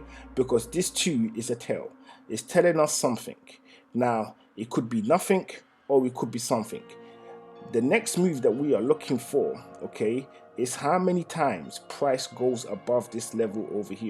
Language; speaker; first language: English; native; English